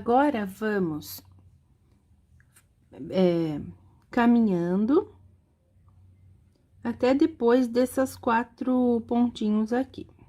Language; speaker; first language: Portuguese; native; Portuguese